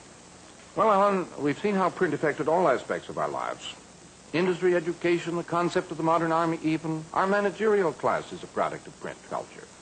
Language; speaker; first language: English; native; English